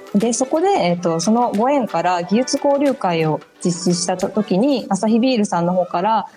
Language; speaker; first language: Japanese; native; Japanese